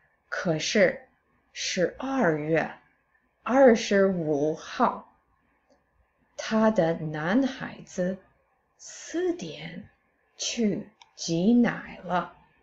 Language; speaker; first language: Chinese; non-native, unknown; English